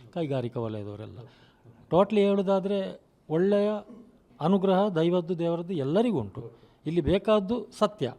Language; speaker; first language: Kannada; native; Kannada